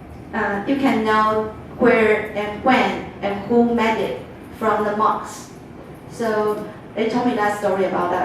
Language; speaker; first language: English; non-native, fluent; Chinese